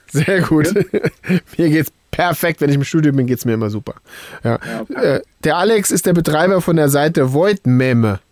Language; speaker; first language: German; native; German